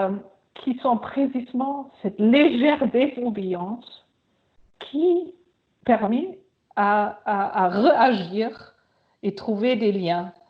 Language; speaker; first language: French; non-native, fluent; German